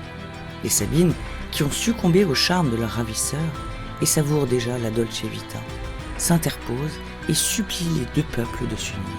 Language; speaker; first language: French; native; French